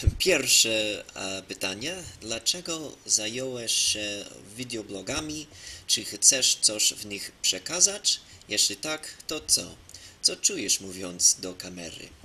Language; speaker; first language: Polish; non-native, learner; English